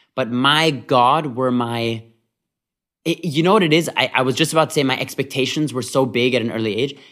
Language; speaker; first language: English; early bilingual, other home language; Hebrew